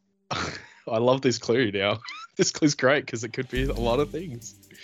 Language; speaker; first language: English; native; English